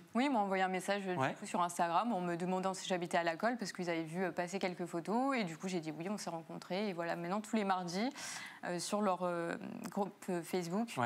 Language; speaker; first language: French; native; French